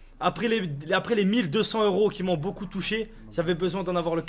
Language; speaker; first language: French; native; French